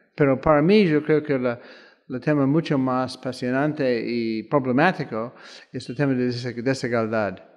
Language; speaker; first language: Spanish; non-native, fluent; English